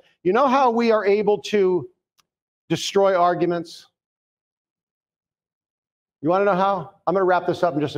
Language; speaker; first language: English; native; English